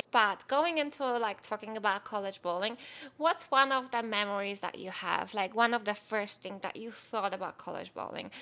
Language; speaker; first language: English; non-native, fluent; Polish